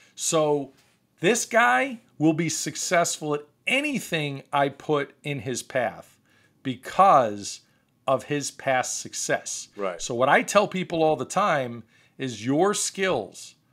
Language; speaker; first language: English; native; English